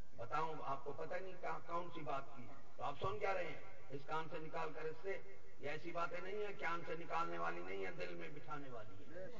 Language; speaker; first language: Urdu; non-native, local second language; Punjabi